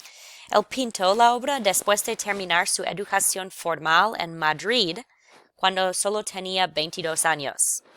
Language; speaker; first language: Spanish; non-native, fluent; English